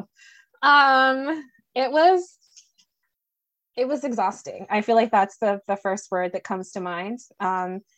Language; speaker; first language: English; native; English